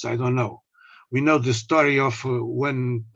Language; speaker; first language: English; non-native, learner; Portuguese